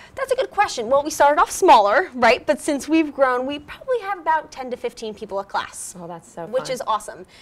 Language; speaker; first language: English; native; English